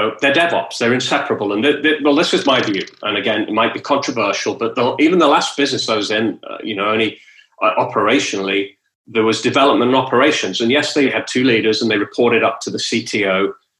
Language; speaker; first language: English; native; English